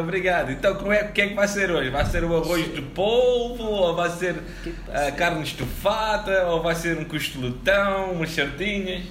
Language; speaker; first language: Portuguese; early bilingual, heritage; Portuguese